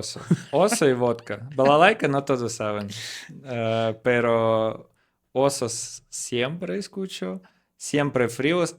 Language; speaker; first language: Spanish; non-native, learner; Russian